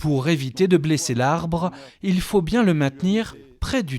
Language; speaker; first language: French; native; French